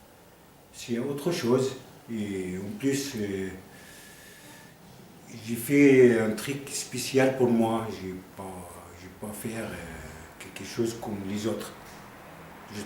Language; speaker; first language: French; non-native, learner; Arabic